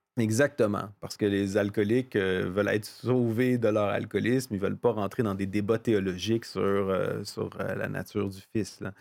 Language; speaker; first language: French; native; French